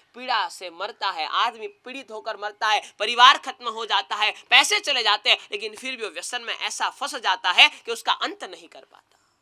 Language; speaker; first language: Hindi; non-native, local second language; Gujarati